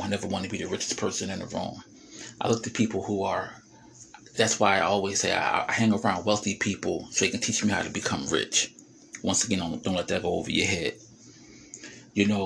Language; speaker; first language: English; native; English